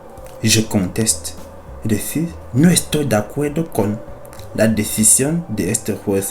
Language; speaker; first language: Spanish; non-native, fluent; French